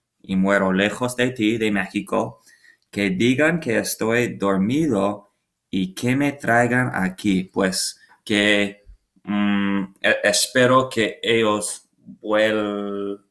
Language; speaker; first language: Spanish; non-native, learner; English